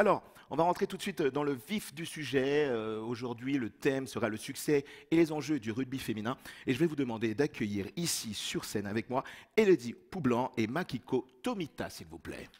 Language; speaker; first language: French; native; French